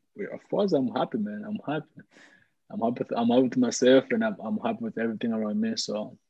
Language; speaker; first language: English; early bilingual, other home language; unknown